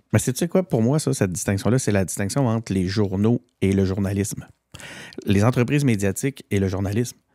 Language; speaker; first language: French; native; French